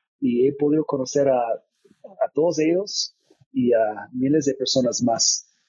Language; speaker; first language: Spanish; non-native, fluent; English